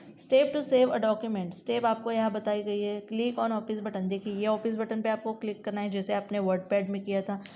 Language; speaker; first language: Hindi; non-native, local second language; Gujarati